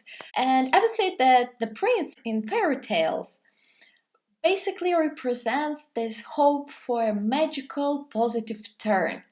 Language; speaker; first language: English; non-native, fluent; Russian